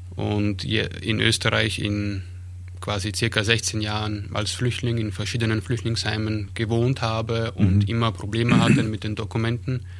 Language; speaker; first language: German; early bilingual, other home language; Armenian